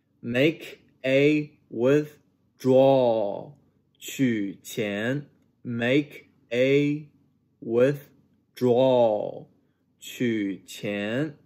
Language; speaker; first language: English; non-native, fluent; Chinese